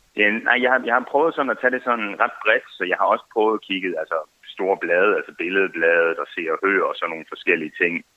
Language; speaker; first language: Danish; native; Danish